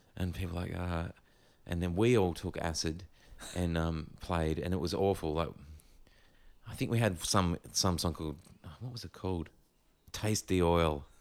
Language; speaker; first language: English; native; English